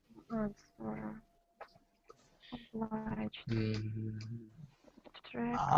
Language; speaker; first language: English; non-native, learner; Russian